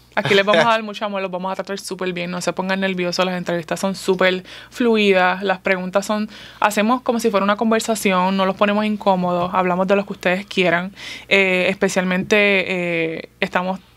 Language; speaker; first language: Spanish; early bilingual, heritage; Spanish